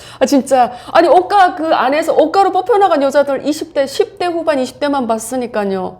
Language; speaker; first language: Korean; native; Korean